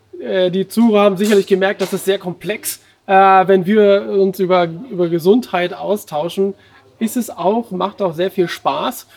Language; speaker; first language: German; native; German